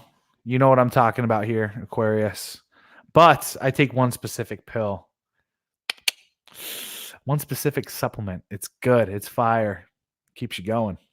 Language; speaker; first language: English; native; English